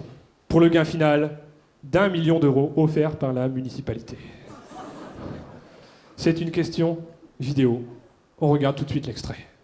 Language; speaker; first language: French; native; French